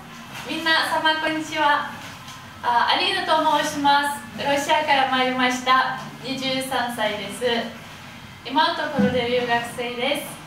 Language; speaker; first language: Japanese; non-native, learner; Russian